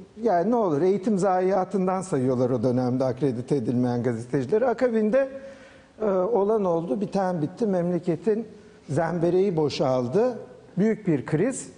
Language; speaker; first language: Turkish; native; Turkish